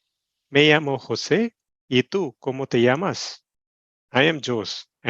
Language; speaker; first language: Spanish; non-native, learner; Malayalam